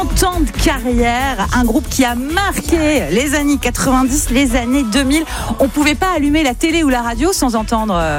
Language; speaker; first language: French; native; French